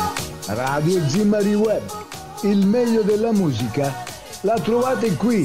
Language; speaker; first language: Italian; native; Italian